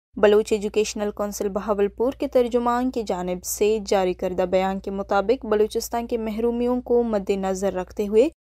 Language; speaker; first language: Urdu; non-native, local second language; Baluchi